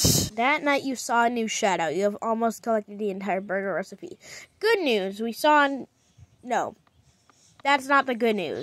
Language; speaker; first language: English; native; English